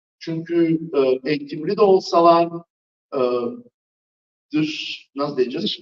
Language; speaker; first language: Turkish; non-native, fluent; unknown